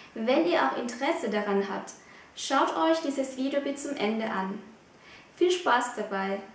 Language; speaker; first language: German; non-native, fluent; Vietnamese